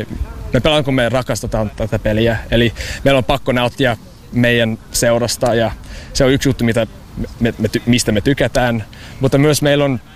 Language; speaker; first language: Finnish; non-native, fluent; English